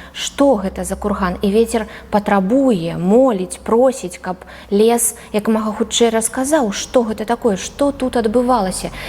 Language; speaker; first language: Belarusian; native; Belarusian